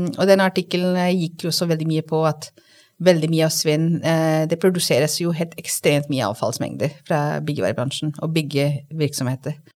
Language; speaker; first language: Norwegian; non-native, fluent; Hindi